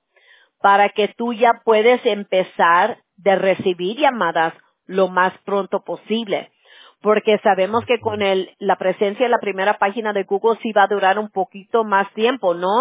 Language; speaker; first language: Spanish; early bilingual, heritage; English